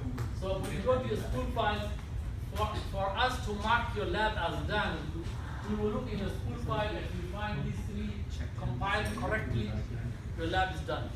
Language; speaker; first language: English; non-native, fluent; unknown